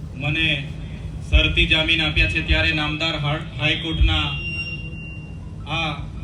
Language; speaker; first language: Gujarati; non-native, local second language; Vasavi